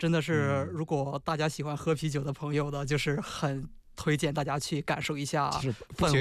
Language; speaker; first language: Chinese; native; Chinese